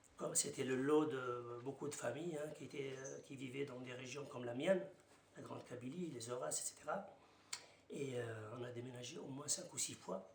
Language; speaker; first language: French; non-native, local second language; Arabic